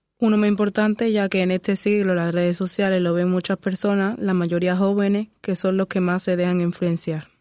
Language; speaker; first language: Spanish; native; Spanish